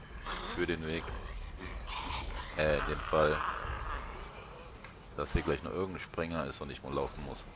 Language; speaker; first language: German; native; German